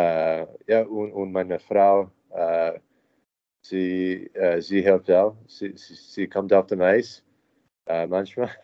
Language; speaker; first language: German; non-native, learner; English